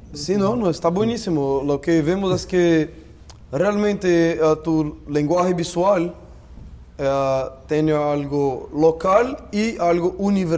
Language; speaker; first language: Spanish; non-native, fluent; Portuguese